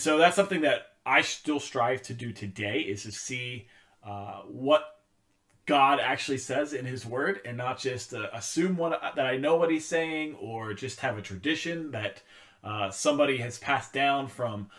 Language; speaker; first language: English; native; English